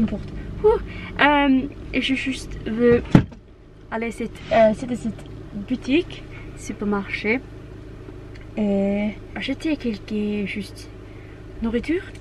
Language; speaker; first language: French; non-native, learner; Norwegian